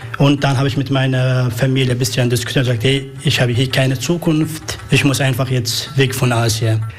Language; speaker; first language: German; non-native, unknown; Arabic